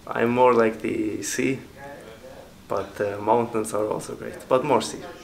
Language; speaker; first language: English; non-native, fluent; German